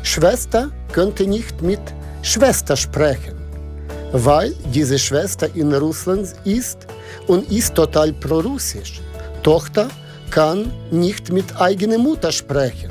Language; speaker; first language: German; non-native, fluent; Ukrainian